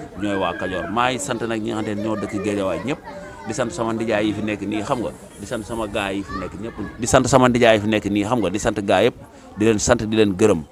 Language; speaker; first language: Wolof; native; Wolof